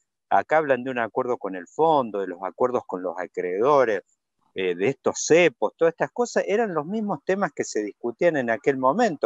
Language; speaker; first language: Spanish; native; Spanish